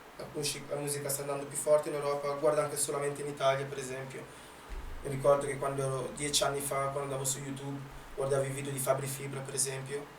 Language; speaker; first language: Italian; early bilingual, other home language; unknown